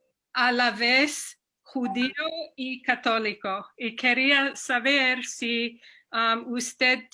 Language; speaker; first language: Spanish; non-native, learner; English